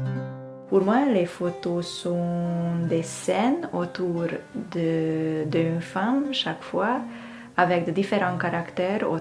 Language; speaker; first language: French; non-native, fluent; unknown